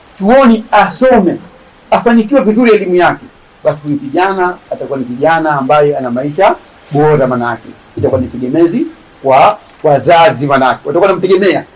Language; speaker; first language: Swahili; native; Swahili